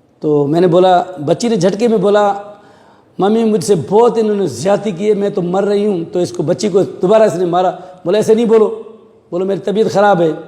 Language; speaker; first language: Urdu; non-native, local second language; Sindhi